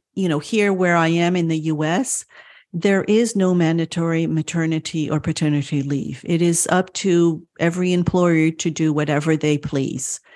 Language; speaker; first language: English; early bilingual, other home language; French